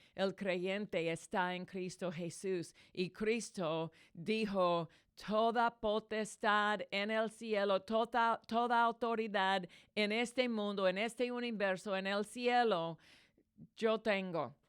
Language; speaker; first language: Spanish; non-native, fluent; English